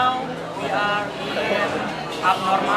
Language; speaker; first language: English; non-native, learner; Indonesian